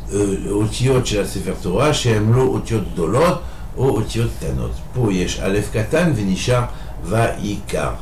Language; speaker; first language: Hebrew; non-native, fluent; French